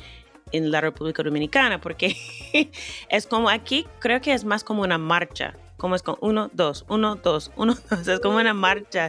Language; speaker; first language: Spanish; non-native, fluent; English